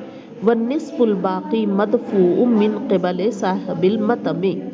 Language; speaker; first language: Arabic; non-native, fluent; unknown